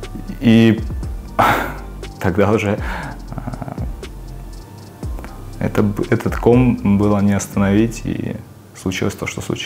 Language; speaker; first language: Russian; native; Russian